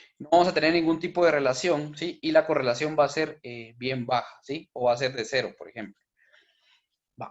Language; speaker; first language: Spanish; native; Spanish